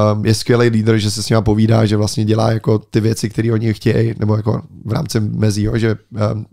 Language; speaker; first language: Czech; native; Czech